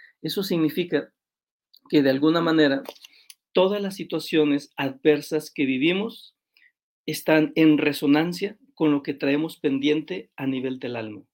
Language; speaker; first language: Spanish; native; Spanish